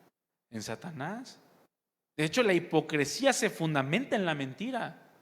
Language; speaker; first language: Spanish; native; Spanish